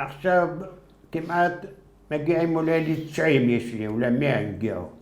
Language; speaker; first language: Hebrew; non-native, fluent; Arabic